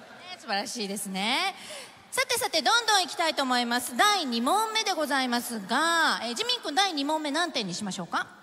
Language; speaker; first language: Japanese; native; Japanese